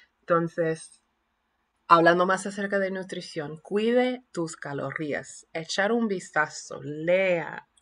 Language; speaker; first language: Spanish; non-native, fluent; English